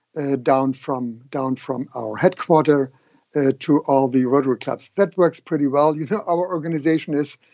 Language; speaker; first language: English; non-native, fluent; German